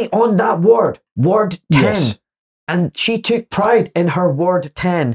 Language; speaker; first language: English; native; English